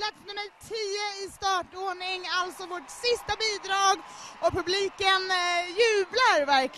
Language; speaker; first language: Swedish; native; Swedish